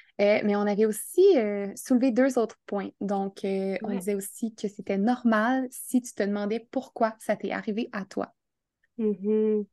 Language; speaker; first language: French; native; French